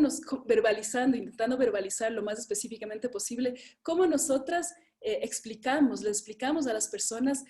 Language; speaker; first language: Spanish; native; Spanish